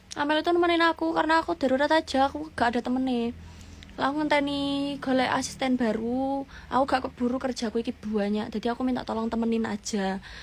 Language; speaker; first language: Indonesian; non-native, local second language; Javanese